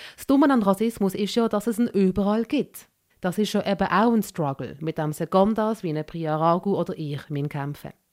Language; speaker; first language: German; early bilingual, other home language; Malayalam